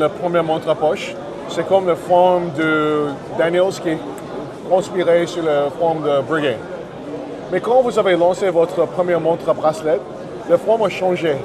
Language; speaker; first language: French; non-native, learner; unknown